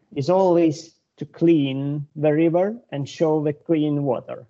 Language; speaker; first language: English; non-native, fluent; Lithuanian